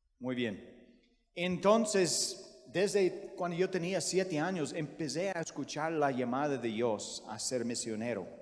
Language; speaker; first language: Spanish; non-native, fluent; English